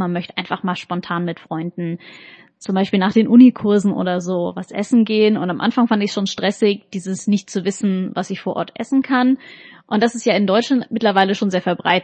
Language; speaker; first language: German; native; German